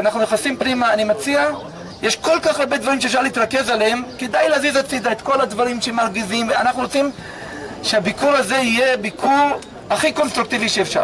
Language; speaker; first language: Hebrew; native; Hebrew